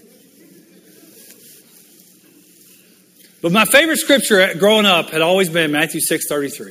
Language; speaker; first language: English; native; English